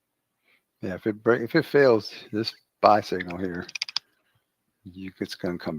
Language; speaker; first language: English; native; English